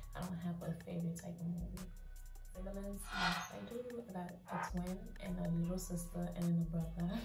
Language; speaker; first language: English; native; English